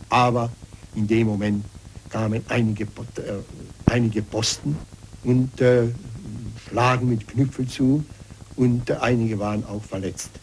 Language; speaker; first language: German; non-native, fluent; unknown